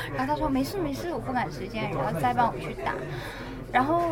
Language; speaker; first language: Chinese; native; Chinese